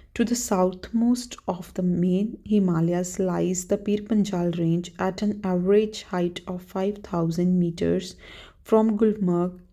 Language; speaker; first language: English; non-native, local second language; Punjabi